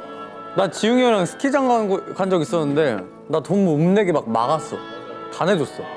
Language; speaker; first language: Korean; native; Korean